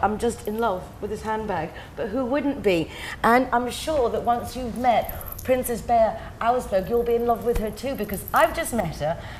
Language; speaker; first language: English; native; English